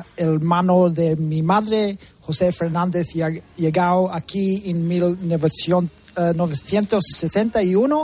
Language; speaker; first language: Spanish; early bilingual, heritage; English